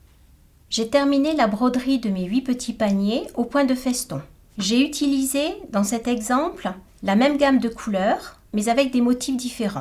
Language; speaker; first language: French; native; French